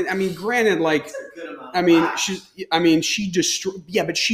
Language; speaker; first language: English; native; English